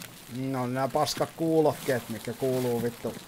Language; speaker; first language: Finnish; native; Finnish